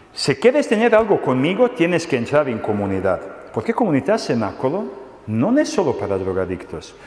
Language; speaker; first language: Spanish; non-native, fluent; Serbian